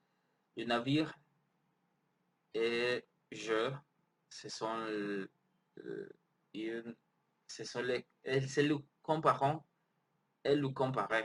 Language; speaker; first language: French; non-native, learner; Spanish